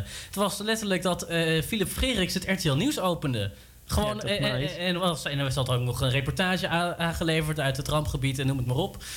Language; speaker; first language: Dutch; native; Dutch